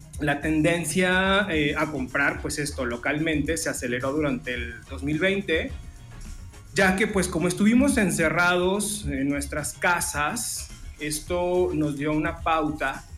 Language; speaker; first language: Spanish; native; Spanish